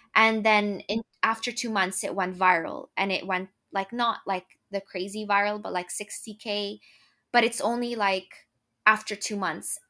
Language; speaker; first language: English; non-native, fluent; Arabic